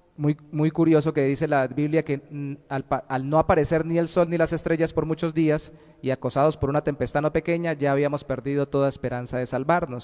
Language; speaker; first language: Spanish; native; Spanish